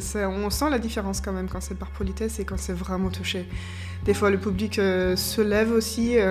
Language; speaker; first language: French; non-native, fluent; German